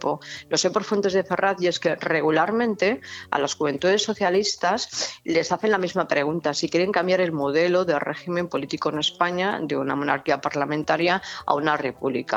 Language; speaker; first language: Spanish; native; Spanish